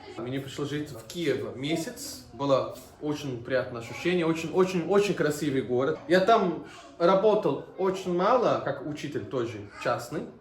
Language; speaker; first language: Russian; non-native, fluent; Portuguese